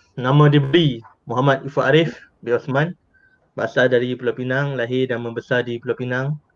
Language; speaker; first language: Malay; native; Malay